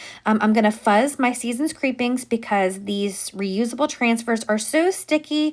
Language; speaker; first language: English; native; English